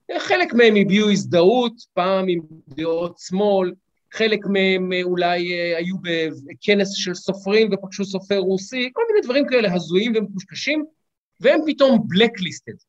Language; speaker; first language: Hebrew; native; Hebrew